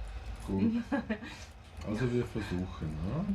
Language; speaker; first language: German; non-native, fluent; Czech